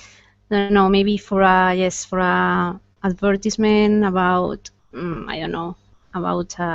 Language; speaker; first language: English; non-native, fluent; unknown